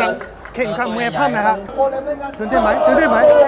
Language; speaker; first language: Thai; non-native, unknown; Japanese